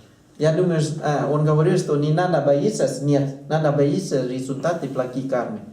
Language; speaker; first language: Russian; non-native, learner; Thai